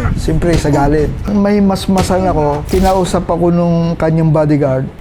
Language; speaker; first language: Filipino; native; Filipino